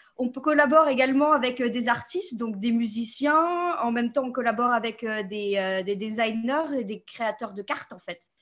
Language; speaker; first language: French; native; French